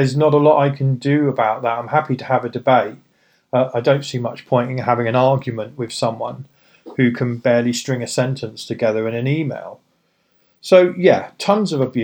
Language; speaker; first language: English; native; English